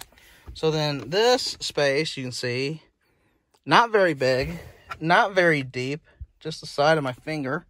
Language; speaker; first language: English; native; English